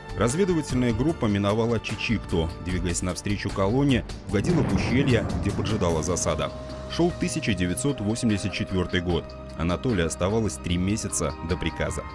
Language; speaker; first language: Russian; native; Russian